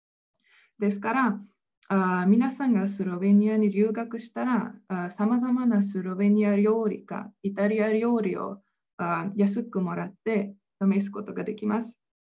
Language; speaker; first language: Japanese; non-native, fluent; Slovenian